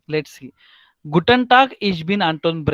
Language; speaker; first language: German; non-native, fluent; Hindi